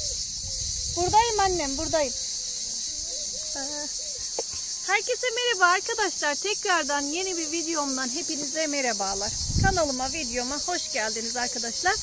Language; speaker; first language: Turkish; native; Turkish